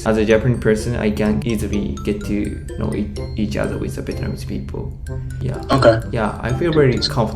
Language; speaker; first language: English; non-native, learner; Japanese